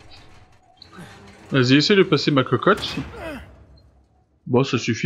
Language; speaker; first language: French; native; French